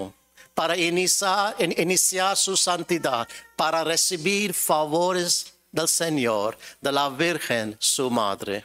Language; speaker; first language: Spanish; non-native, fluent; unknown